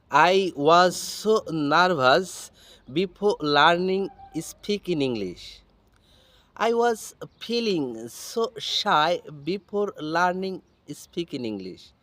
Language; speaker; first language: English; non-native, learner; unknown